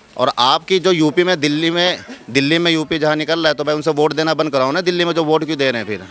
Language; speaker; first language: Hindi; native; Hindi